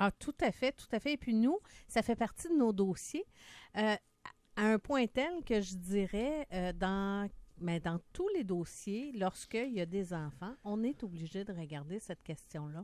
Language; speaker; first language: French; native; French